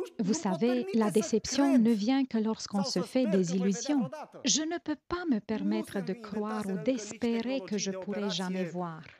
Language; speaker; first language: French; non-native, fluent; Romanian